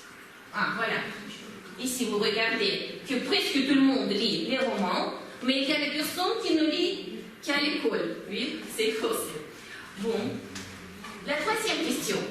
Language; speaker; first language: French; non-native, fluent; Russian